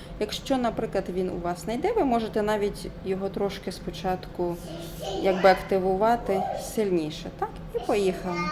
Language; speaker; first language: Ukrainian; non-native, local second language; Russian